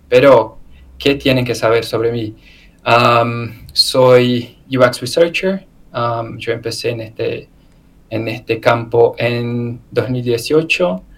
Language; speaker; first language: Spanish; non-native, learner; Portuguese